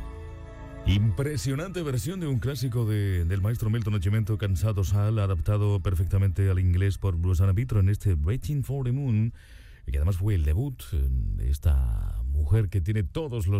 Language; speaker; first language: Spanish; native; Spanish